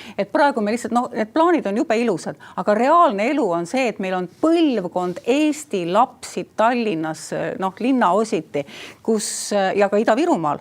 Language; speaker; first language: Estonian; native; Estonian